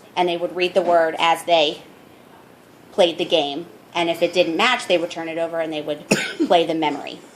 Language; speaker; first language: English; native; English